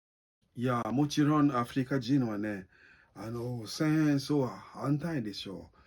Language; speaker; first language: Japanese; non-native, learner; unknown